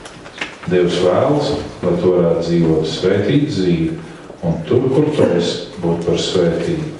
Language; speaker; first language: Latvian; native; Latvian